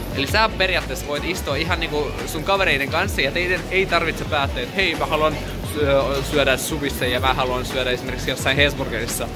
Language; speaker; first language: Finnish; non-native, fluent; Russian